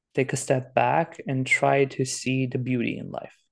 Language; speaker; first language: English; non-native, fluent; Romanian